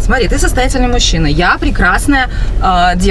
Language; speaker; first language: Russian; native; Russian